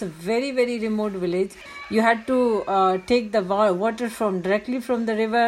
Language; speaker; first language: English; non-native, local second language; Hindi